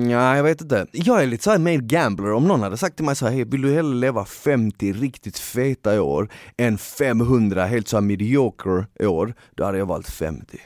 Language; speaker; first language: Swedish; early bilingual, other home language; Bosnian